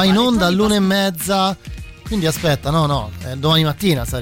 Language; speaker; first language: Italian; native; Italian